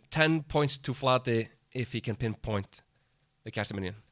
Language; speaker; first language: English; non-native, fluent; Icelandic